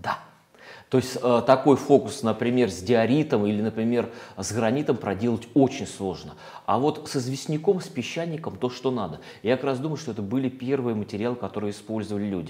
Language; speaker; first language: Russian; native; Russian